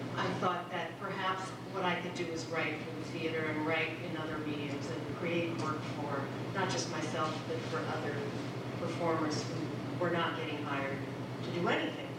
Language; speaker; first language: English; non-native, local second language; Filipino